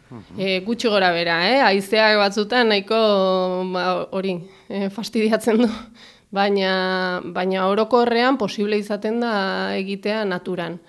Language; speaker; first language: Basque; native; Basque